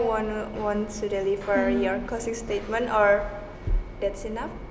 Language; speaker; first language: English; non-native, learner; Indonesian